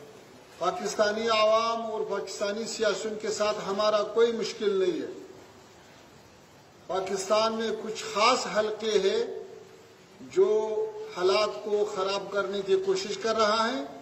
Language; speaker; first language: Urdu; non-native, fluent; Pashto